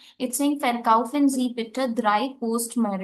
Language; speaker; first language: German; non-native, learner; Hindi